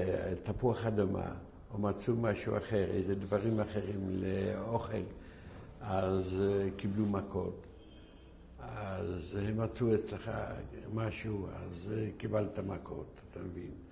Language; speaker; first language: Hebrew; non-native, fluent; Yiddish